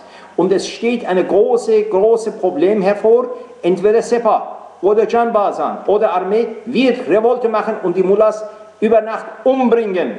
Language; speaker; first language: German; non-native, fluent; Persian